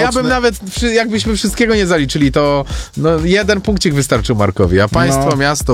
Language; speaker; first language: Polish; native; Polish